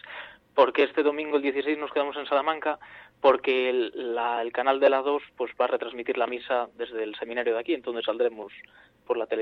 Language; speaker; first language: Spanish; native; Spanish